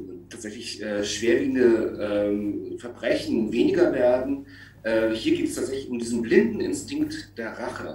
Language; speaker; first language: German; native; German